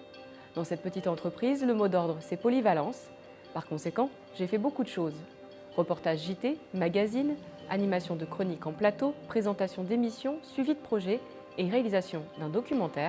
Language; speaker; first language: French; native; French